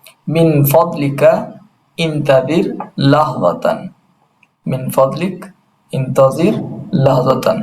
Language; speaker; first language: Arabic; non-native, fluent; Urdu